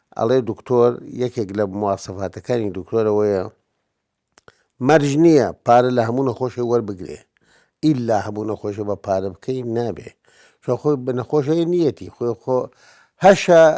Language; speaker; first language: Central Kurdish; non-native, local second language; Gurani